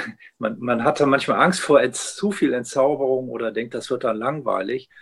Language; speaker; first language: German; early bilingual, heritage; Greek